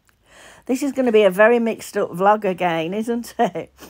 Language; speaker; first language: English; native; English